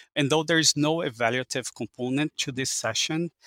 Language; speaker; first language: English; early bilingual, other home language; Portuguese